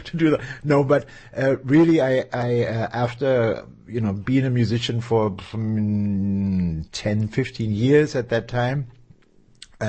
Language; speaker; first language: English; non-native, fluent; German